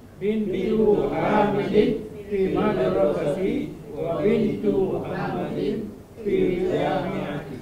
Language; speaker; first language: Arabic; non-native, learner; Malay